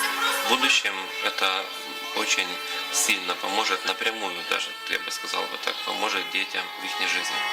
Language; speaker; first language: Russian; native; Russian